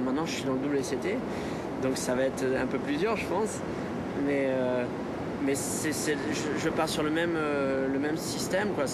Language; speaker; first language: French; native; French